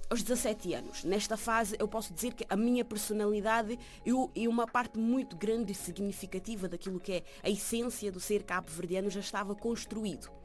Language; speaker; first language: Portuguese; non-native, local second language; Kabuverdianu